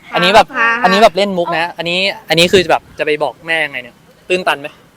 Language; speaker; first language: Thai; native; Thai